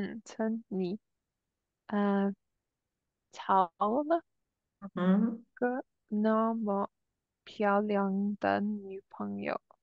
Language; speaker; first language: Chinese; non-native, learner; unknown